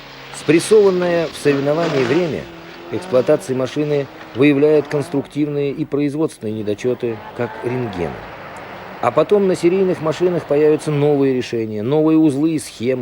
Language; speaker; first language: Russian; native; Russian